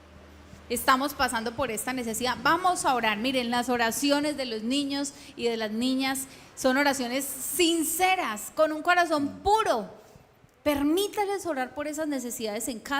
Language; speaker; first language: Spanish; native; Spanish